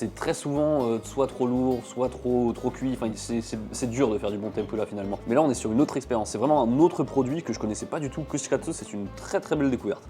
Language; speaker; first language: French; native; French